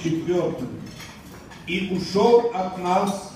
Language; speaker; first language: Russian; non-native, local second language; Tajik